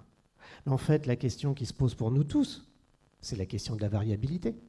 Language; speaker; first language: French; native; French